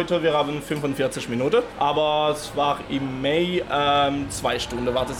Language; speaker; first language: German; non-native, learner; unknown